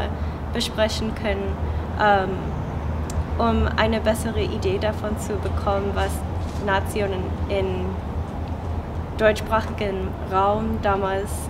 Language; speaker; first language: German; non-native, fluent; English